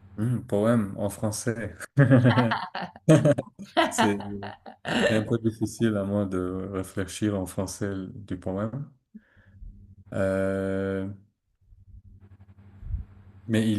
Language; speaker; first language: French; non-native, learner; Arabic